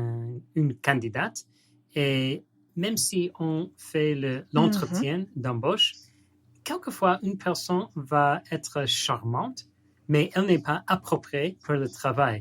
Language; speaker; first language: French; non-native, learner; English